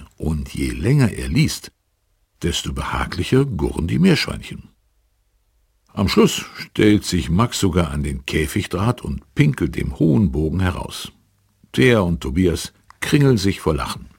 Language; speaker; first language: German; native; German